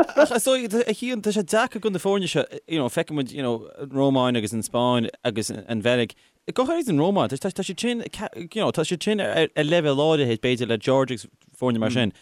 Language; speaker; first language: Irish; non-native, local second language; English